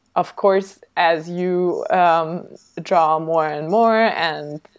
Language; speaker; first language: English; early bilingual, other home language; Hungarian